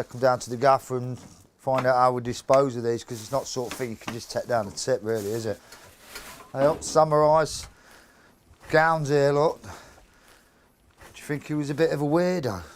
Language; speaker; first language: English; native; English